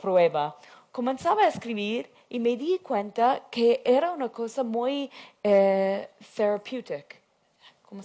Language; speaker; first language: Spanish; non-native, fluent; English